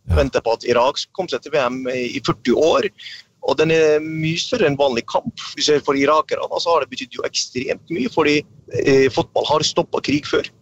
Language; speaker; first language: Norwegian; early bilingual, other home language; Arabic